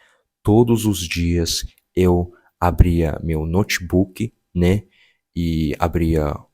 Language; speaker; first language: Portuguese; non-native, fluent; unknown